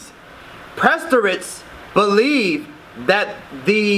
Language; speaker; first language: English; native; English